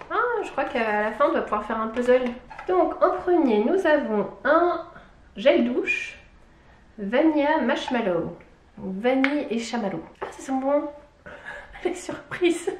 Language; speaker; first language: French; native; French